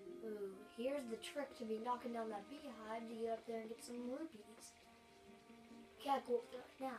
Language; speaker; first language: English; native; English